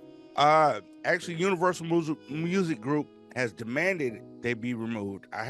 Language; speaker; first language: English; native; English